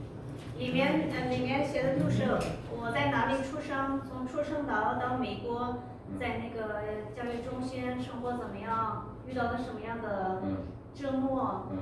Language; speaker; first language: Chinese; non-native, local second language; Uyghur